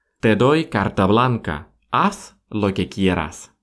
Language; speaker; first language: Spanish; non-native, fluent; Russian